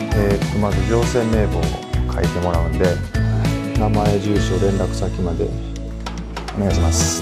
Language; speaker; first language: Japanese; native; Japanese